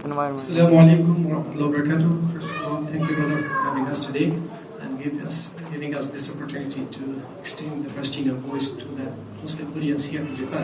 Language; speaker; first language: English; non-native, fluent; Arabic